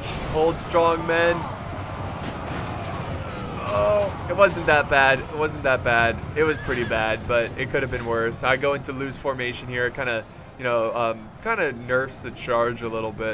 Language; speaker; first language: English; native; English